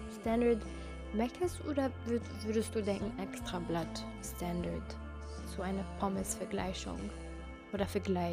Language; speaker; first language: German; non-native, fluent; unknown